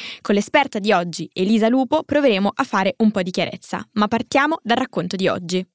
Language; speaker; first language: Italian; native; Italian